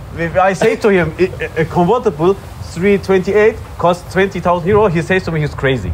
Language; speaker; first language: English; non-native, learner; German